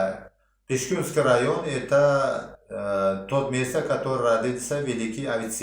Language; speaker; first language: Russian; non-native, local second language; Uzbek